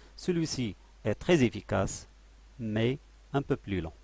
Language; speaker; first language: French; non-native, local second language; Arabic